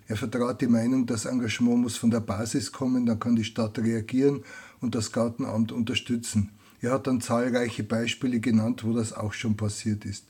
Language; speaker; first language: German; native; German